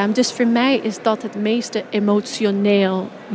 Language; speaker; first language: Dutch; non-native, fluent; English